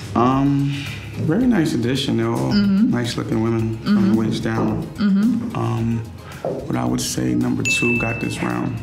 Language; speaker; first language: English; native; English